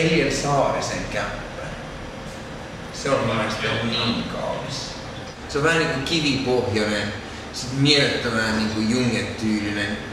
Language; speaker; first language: Finnish; early bilingual, other home language; Persian